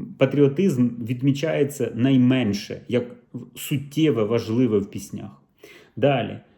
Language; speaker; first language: Ukrainian; native; Ukrainian